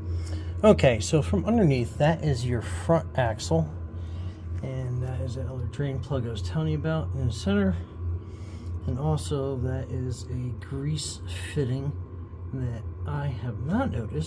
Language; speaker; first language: English; native; English